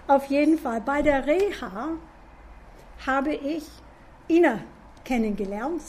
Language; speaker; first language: German; non-native, fluent; English